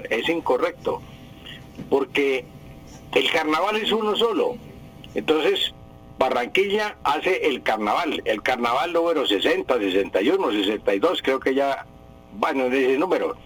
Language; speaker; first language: Spanish; native; Spanish